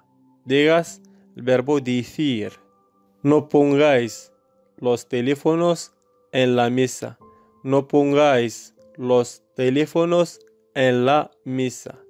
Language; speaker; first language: Spanish; non-native, learner; Arabic